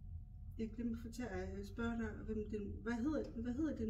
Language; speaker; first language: Danish; non-native, local second language; Kalaallisut